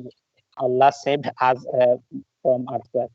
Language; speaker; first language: English; non-native, learner; Bangla